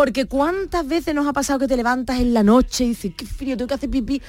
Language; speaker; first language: Spanish; native; Spanish